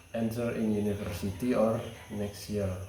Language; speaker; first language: English; non-native, learner; Indonesian